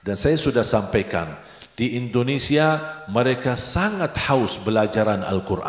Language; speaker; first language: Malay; non-native, fluent; Arabic